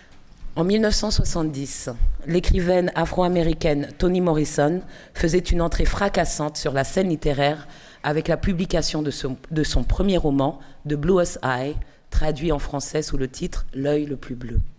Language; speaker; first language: French; native; French